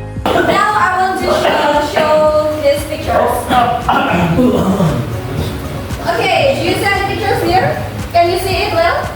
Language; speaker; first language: English; non-native, learner; Indonesian